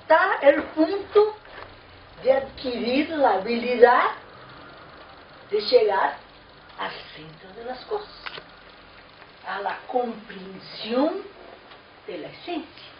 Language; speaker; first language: Spanish; non-native, fluent; Portuguese